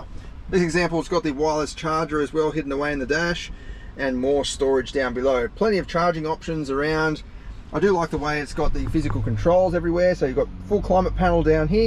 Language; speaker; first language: English; native; English